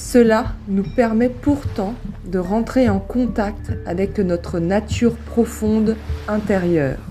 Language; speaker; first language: French; native; French